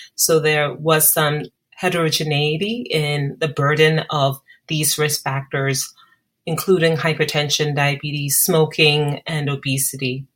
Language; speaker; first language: English; non-native, local second language; Akan